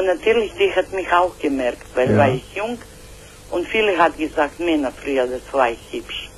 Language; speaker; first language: German; non-native, learner; Croatian